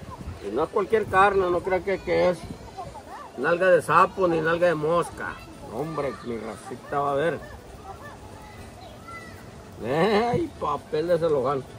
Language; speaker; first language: Spanish; native; Spanish